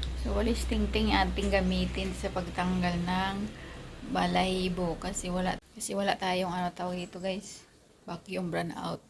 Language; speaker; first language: Filipino; non-native, local second language; Aklanon